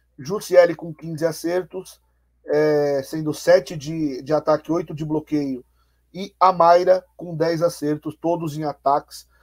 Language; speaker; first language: Portuguese; native; Portuguese